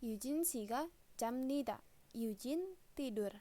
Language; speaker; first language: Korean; non-native, fluent; Indonesian